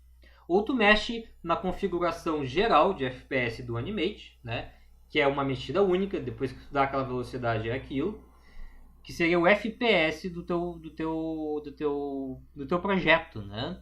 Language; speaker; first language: Portuguese; native; Portuguese